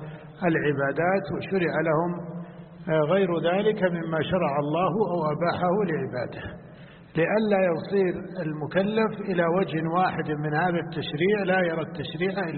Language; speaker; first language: Arabic; native; Arabic